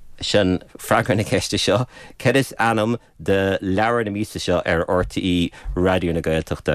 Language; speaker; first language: Irish; native; Irish